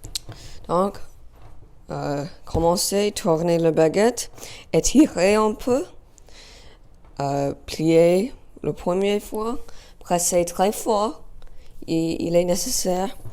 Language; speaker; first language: French; non-native, learner; English